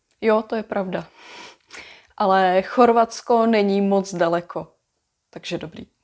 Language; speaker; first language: Czech; native; Czech